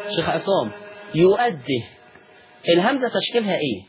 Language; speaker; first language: Arabic; native; Arabic